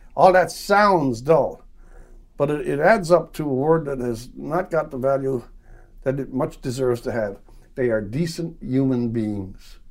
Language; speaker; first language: English; native; English